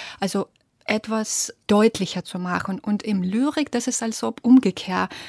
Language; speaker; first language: German; non-native, fluent; Belarusian